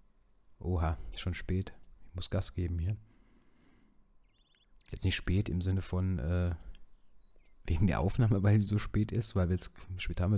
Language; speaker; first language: German; native; German